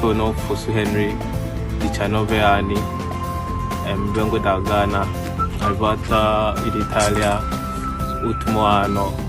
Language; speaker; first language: Italian; non-native, learner; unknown